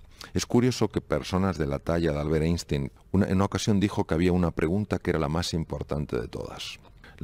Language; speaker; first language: Spanish; native; Spanish